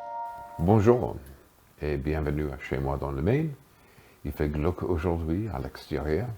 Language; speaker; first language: French; non-native, fluent; English